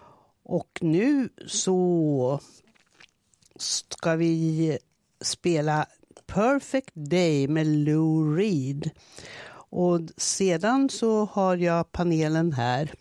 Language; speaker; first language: Swedish; native; Swedish